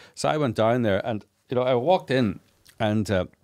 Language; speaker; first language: English; native; English